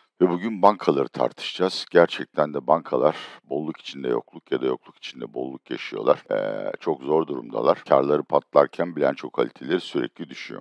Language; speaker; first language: Turkish; native; Turkish